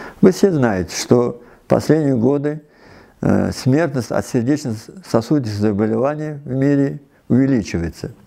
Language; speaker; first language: Russian; non-native, local second language; Uzbek